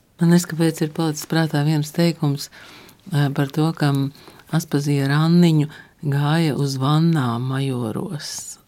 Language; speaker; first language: Latvian; native; Latvian